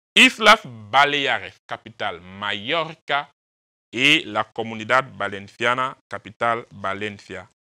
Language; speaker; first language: Spanish; non-native, fluent; French